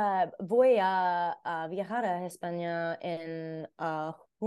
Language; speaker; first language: Spanish; non-native, learner; English